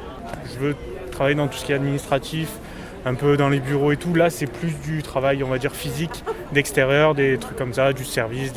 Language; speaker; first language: French; native; French